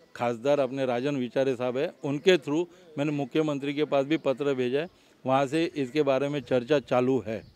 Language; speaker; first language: Hindi; non-native, local second language; Marathi